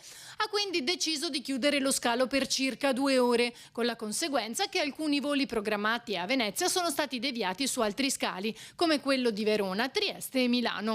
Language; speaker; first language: Italian; native; Italian